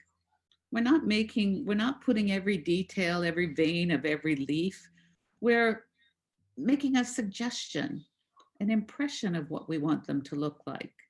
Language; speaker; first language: English; native; English